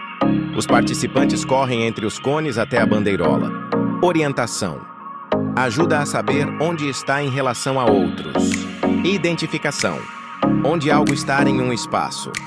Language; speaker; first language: Portuguese; native; Portuguese